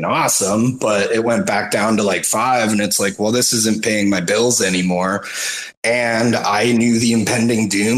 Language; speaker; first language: English; native; English